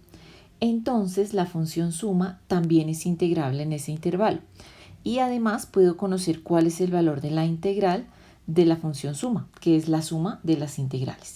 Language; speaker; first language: Spanish; native; Spanish